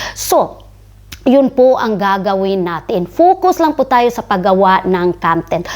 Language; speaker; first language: Filipino; non-native, local second language; Cebuano